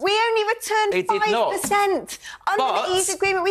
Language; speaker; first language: English; native; English